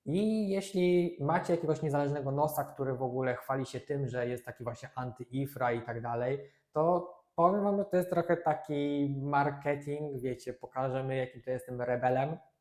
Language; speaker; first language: Polish; native; Polish